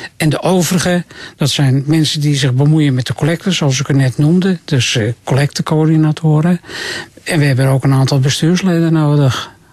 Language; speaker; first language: Dutch; native; Dutch